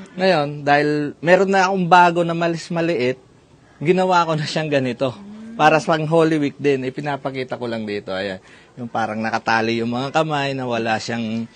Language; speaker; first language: Filipino; non-native, local second language; Pampanga